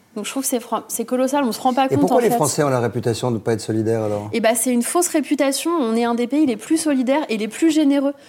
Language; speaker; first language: French; native; French